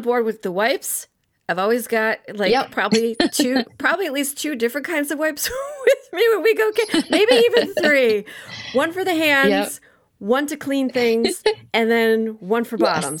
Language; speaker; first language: English; native; English